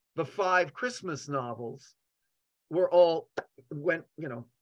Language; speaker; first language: English; native; English